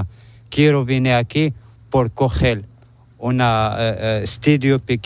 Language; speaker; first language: Spanish; non-native, learner; Arabic